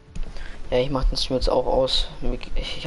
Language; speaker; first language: German; native; German